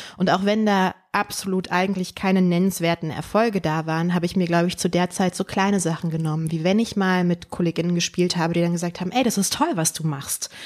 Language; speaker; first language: German; early bilingual, other home language; Polish